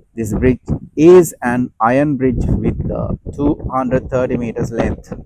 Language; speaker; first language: English; non-native, local second language; Sinhala